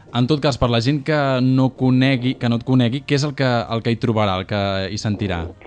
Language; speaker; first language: Catalan; native; Catalan